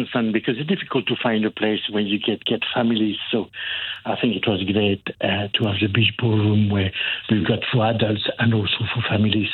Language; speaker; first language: English; non-native, fluent; French